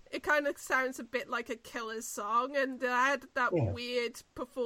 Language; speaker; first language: English; native; English